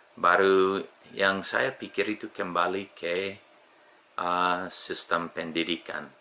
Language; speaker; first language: Indonesian; non-native, fluent; English